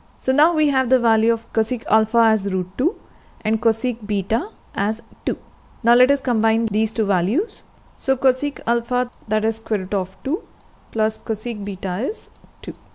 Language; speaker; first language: English; non-native, local second language; Hindi